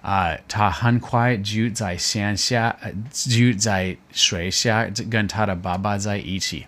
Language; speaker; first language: Chinese; non-native, learner; English